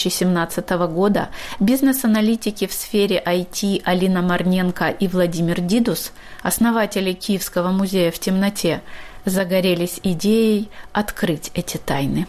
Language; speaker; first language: Russian; native; Russian